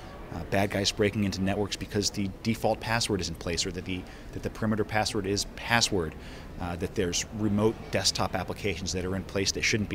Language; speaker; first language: English; native; English